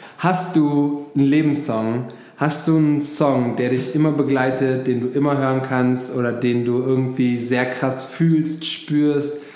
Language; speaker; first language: German; native; German